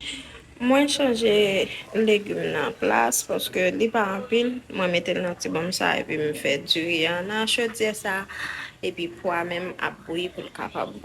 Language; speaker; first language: French; non-native, local second language; Haitian Creole